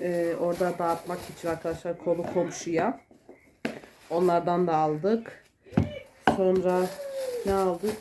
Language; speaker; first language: Turkish; early bilingual, heritage; Turkish